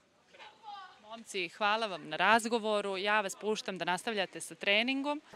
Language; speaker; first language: Serbian; native; Serbian